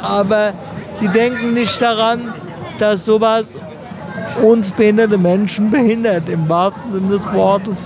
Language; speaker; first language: German; native; German